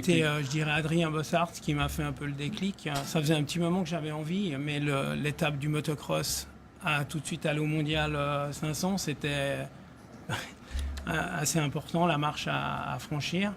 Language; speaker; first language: French; native; French